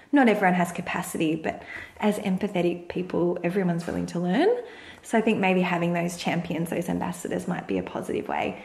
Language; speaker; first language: English; native; English